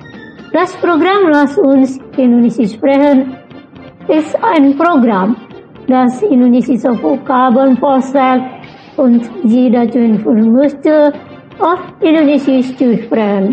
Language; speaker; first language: German; non-native, fluent; Indonesian